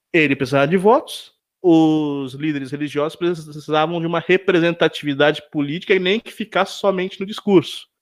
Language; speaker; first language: Portuguese; native; Portuguese